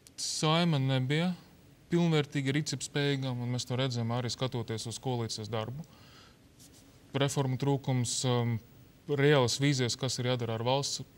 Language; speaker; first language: Latvian; non-native, local second language; Russian